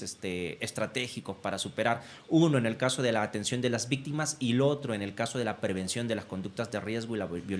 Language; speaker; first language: Spanish; native; Spanish